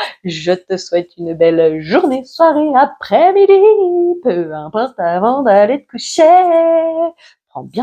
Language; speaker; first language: French; native; French